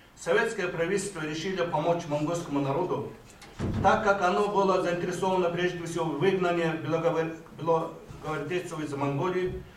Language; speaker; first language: Russian; non-native, fluent; Mongolian